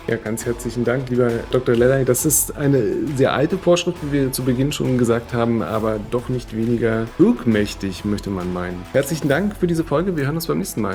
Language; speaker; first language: German; native; German